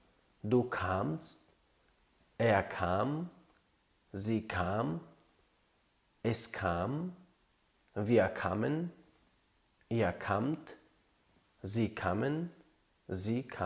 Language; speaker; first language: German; non-native, fluent; Tajik